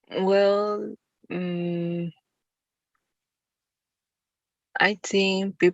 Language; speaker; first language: English; non-native, learner; Spanish